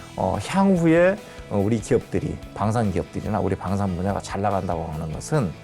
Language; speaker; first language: Korean; native; Korean